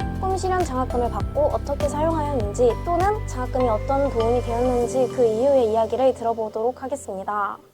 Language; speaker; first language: Korean; native; Korean